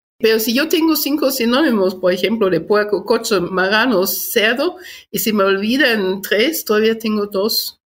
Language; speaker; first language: Spanish; non-native, fluent; German